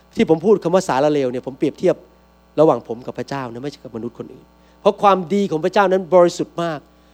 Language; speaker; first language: Thai; native; Thai